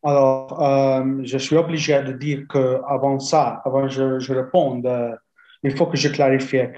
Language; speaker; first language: French; non-native, fluent; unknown